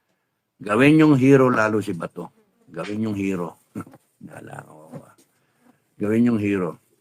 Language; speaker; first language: Filipino; native; Filipino